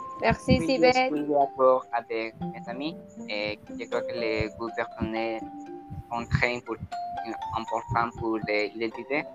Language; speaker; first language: French; non-native, learner; Spanish